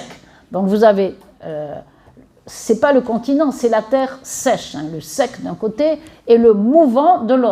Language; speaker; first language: French; native; French